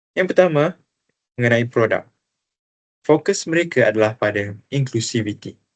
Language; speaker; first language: Malay; native; Malay